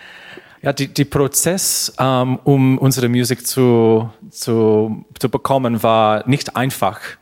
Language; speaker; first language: German; non-native, learner; English